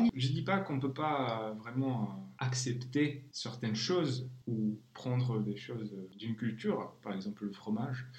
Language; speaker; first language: French; non-native, fluent; Czech